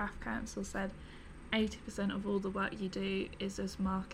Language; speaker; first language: English; native; English